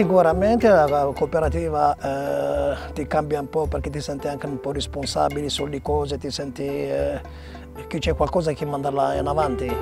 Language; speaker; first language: Italian; non-native, fluent; Arabic